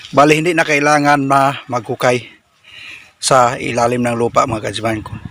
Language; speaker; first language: Filipino; non-native, local second language; Cebuano